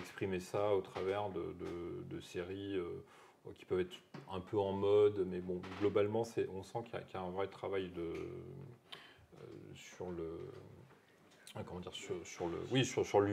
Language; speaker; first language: French; native; French